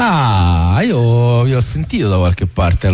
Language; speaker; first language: Italian; native; Italian